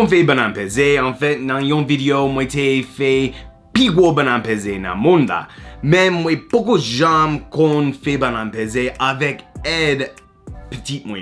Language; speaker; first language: Haitian Creole; non-native, learner; English